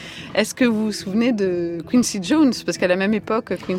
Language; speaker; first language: French; native; French